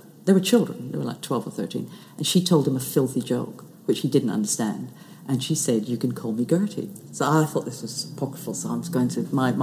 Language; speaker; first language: English; native; English